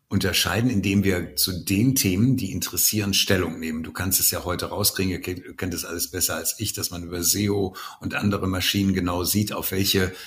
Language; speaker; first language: German; native; German